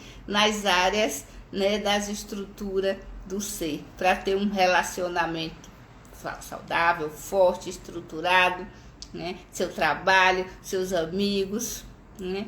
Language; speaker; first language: Portuguese; native; Portuguese